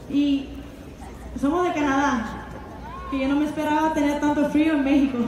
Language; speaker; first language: Spanish; non-native, fluent; French